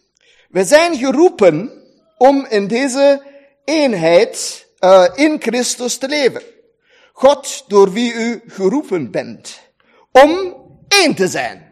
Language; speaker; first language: Dutch; non-native, fluent; German